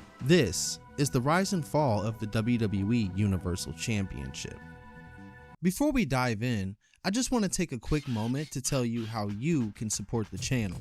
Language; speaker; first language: English; native; English